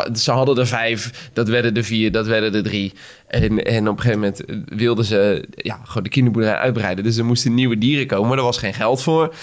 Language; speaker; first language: Dutch; native; Dutch